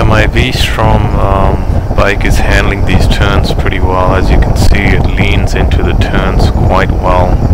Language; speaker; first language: English; native; English